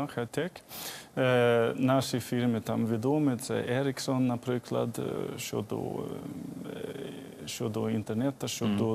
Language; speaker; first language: Ukrainian; non-native, fluent; Swedish